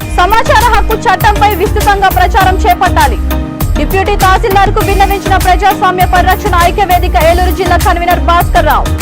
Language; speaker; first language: Telugu; native; Telugu